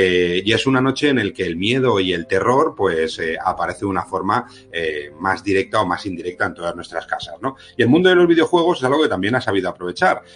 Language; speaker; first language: Spanish; native; Spanish